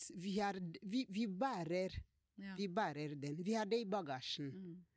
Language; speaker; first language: Norwegian; non-native, fluent; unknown